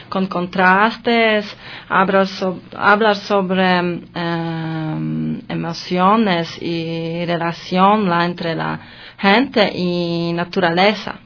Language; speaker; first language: Spanish; non-native, learner; Polish